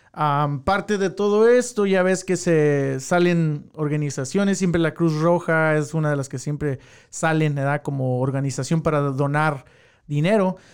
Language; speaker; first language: Spanish; early bilingual, heritage; Spanish